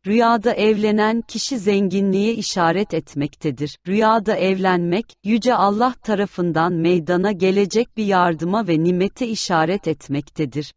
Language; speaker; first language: Turkish; native; Turkish